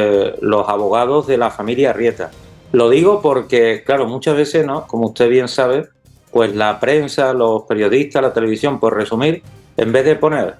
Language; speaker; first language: Spanish; native; Spanish